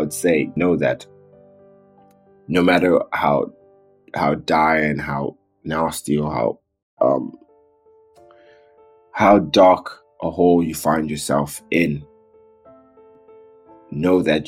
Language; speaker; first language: English; early bilingual, other home language; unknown